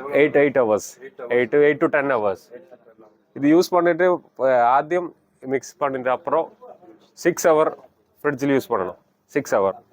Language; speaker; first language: Tamil; non-native, local second language; Malayalam